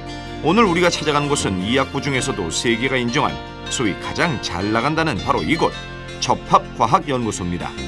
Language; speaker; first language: Korean; native; Korean